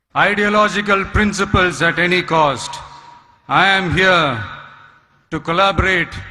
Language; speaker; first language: English; non-native, local second language; Tamil